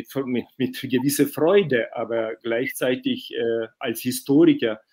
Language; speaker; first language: German; non-native, fluent; Ukrainian